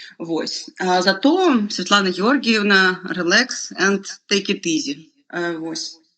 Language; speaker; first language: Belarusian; non-native, local second language; Russian